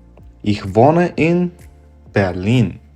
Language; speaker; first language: German; non-native, fluent; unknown